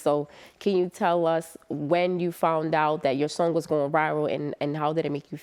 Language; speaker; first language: English; native; English